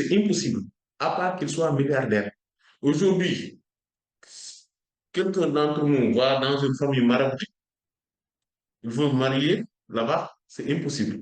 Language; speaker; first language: French; non-native, local second language; Wolof